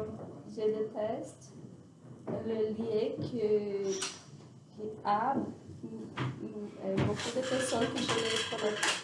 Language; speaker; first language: French; non-native, learner; Portuguese